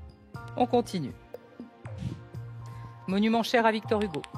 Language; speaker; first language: French; native; French